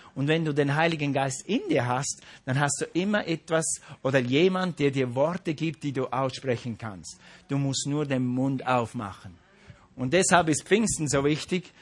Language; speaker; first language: German; non-native, fluent; English